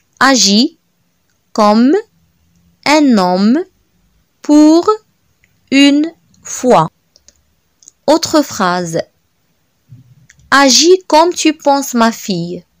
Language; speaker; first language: French; non-native, local second language; Arabic